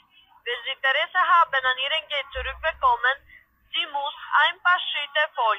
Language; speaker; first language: German; non-native, learner; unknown